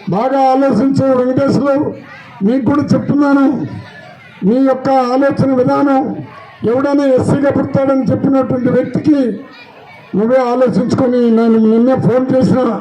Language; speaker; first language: Telugu; native; Telugu